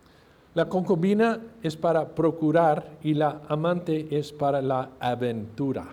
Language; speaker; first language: Spanish; non-native, fluent; English